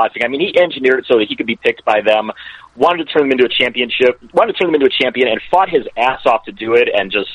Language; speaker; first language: English; native; English